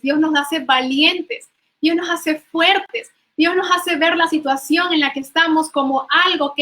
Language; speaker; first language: Spanish; native; Spanish